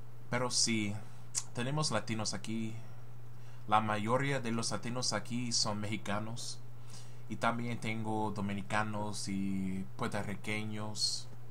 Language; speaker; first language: Spanish; non-native, learner; English